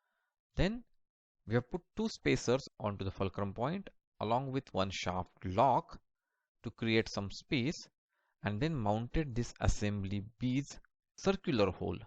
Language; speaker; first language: English; non-native, local second language; Marathi